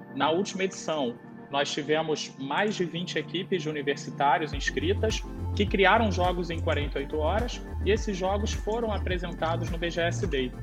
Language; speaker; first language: Portuguese; native; Portuguese